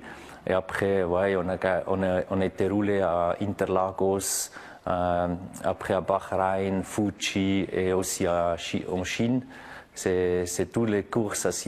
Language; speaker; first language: French; non-native, local second language; German